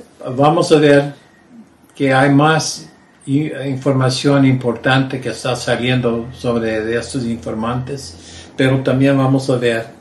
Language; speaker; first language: Spanish; early bilingual, heritage; Spanish